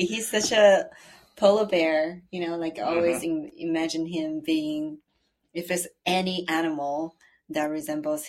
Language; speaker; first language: English; non-native, fluent; Chinese